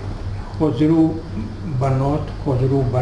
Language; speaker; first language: Hebrew; non-native, fluent; Hungarian